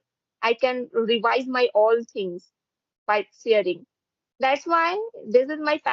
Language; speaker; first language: English; non-native, fluent; Hindi